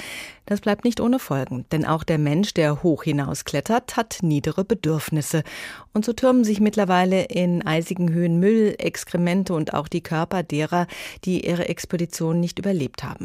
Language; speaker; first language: German; native; German